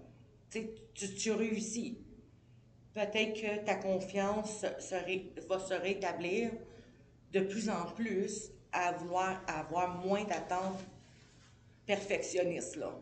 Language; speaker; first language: French; native; French